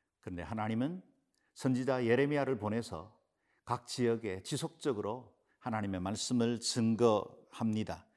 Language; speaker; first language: Korean; native; Korean